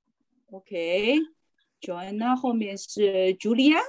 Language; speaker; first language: Spanish; non-native, fluent; Chinese